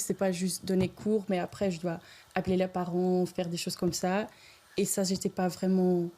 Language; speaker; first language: French; non-native, local second language; Dutch